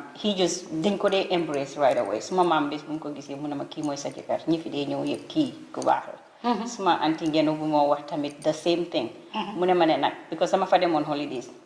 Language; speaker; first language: Wolof; non-native, local second language; Fula